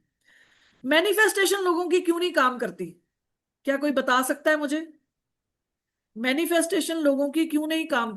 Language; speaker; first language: Hindi; native; Hindi